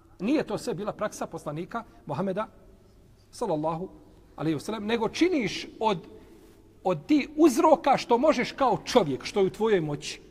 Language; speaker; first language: Bosnian; native; Bosnian